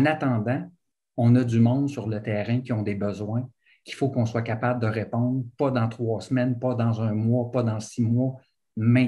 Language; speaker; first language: French; native; French